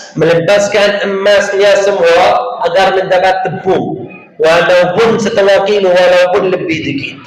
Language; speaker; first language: Indonesian; non-native, fluent; Arabic